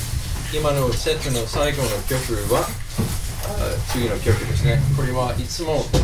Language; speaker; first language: Japanese; non-native, fluent; English